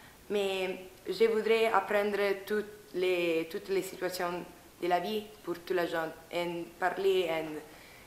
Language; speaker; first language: French; non-native, learner; Spanish